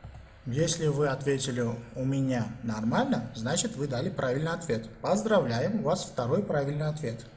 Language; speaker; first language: Russian; non-native, local second language; Uzbek